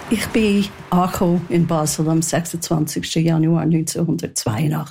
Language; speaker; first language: German; non-native, fluent; English